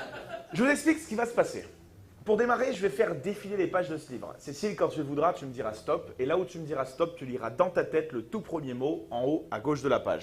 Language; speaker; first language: French; native; French